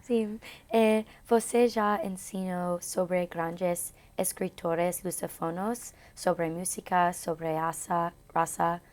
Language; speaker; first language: Portuguese; non-native, learner; English